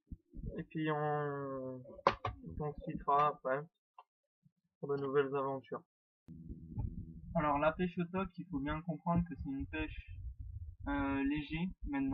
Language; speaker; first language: French; native; French